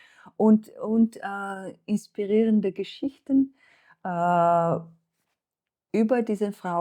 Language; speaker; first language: German; non-native, fluent; Slovenian